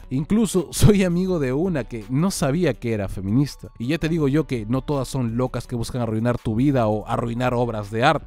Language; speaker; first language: Spanish; native; Spanish